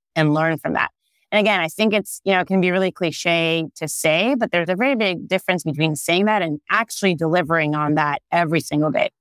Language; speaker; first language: English; non-native, fluent; Hebrew